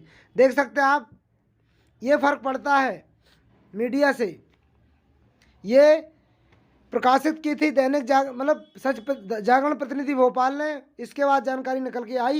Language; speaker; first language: Hindi; native; Hindi